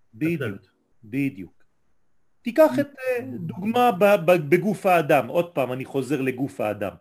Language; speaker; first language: Hebrew; non-native, fluent; French